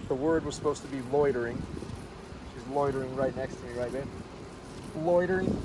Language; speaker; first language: English; native; English